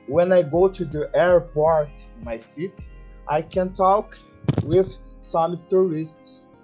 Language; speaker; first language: English; non-native, learner; Portuguese